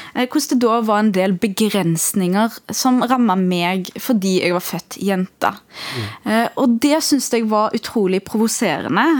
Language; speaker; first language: Norwegian; early bilingual, other home language; Arabic